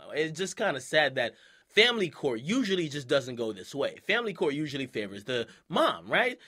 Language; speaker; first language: English; native; English